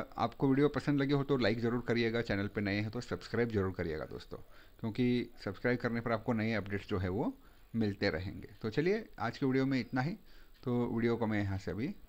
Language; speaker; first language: Hindi; non-native, local second language; Marathi